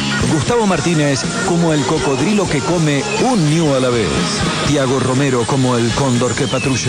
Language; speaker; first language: Spanish; native; Spanish